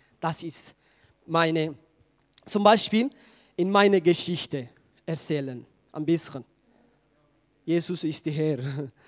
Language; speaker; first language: German; non-native, learner; Tigrinya